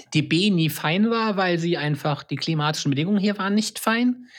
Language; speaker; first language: German; native; German